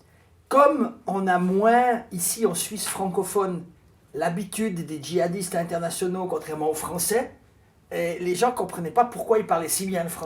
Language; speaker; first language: French; native; French